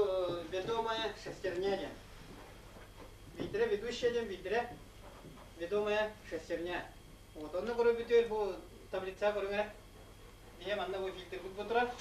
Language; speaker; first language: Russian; non-native, local second language; Yakut